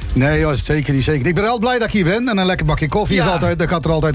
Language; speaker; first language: Dutch; native; Dutch